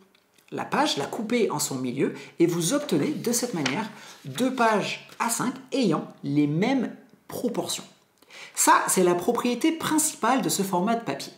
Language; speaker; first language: French; native; French